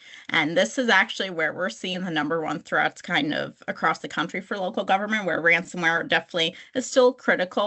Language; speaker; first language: English; native; English